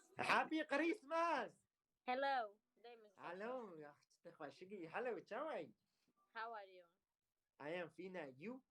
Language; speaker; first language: English; non-native, learner; Turkish